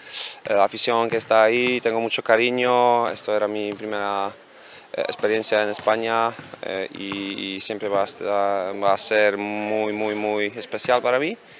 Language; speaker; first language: Spanish; non-native, fluent; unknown